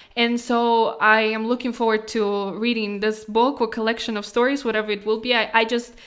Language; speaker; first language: English; non-native, fluent; Kazakh